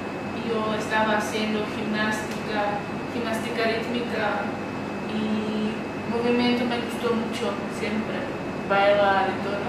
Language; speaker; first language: Spanish; non-native, learner; Czech